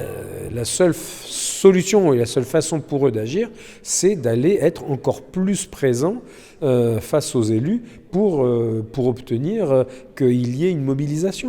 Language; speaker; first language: French; native; French